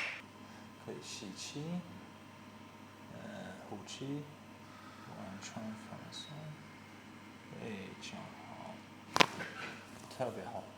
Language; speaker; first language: Chinese; non-native, learner; English